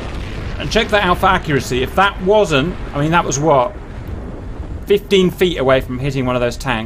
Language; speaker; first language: English; native; English